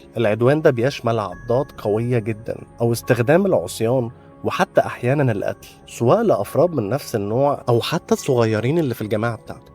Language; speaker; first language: Arabic; native; Arabic